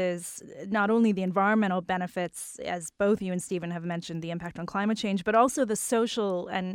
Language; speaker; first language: English; native; English